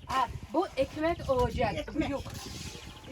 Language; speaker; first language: Turkish; non-native, learner; Russian